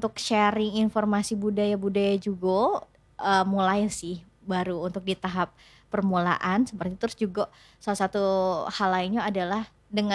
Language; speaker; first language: Indonesian; native; Indonesian